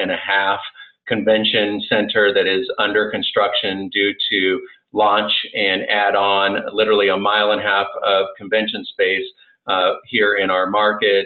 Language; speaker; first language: English; native; English